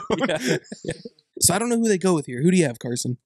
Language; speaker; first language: English; native; English